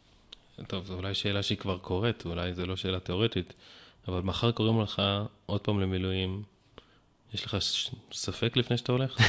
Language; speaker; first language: Hebrew; native; Hebrew